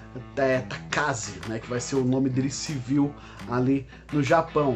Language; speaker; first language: Portuguese; native; Portuguese